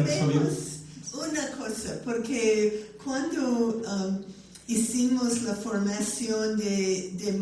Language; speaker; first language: Spanish; non-native, learner; English